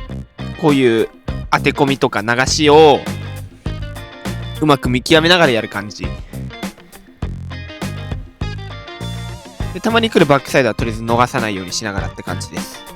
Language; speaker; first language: Japanese; native; Japanese